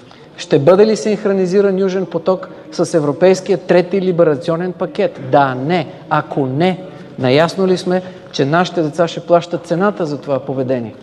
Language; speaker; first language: Bulgarian; native; Bulgarian